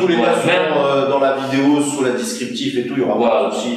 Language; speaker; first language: French; native; French